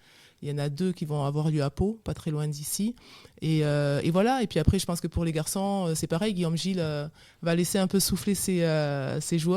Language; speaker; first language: French; native; French